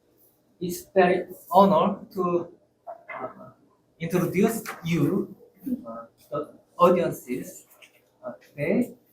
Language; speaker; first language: English; non-native, learner; Korean